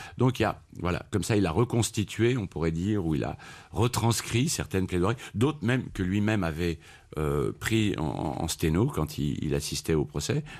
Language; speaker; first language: French; native; French